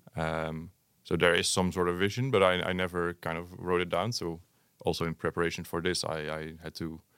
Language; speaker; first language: English; non-native, fluent; Dutch